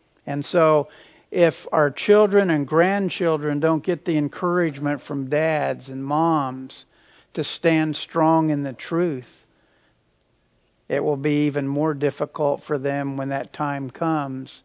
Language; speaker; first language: English; native; English